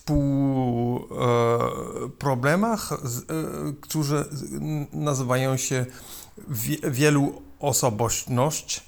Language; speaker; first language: Polish; non-native, learner; German